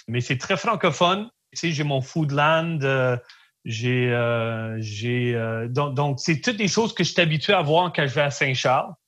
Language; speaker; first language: French; native; French